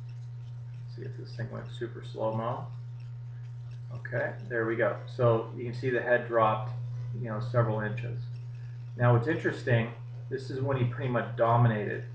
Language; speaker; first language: English; native; English